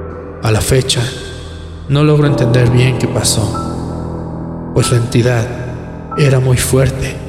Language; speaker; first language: Spanish; native; Spanish